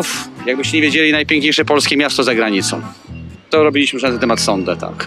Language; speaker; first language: Polish; native; Polish